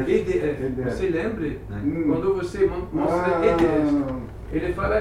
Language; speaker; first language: French; non-native, learner; Portuguese